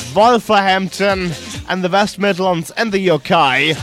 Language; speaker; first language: English; non-native, fluent; German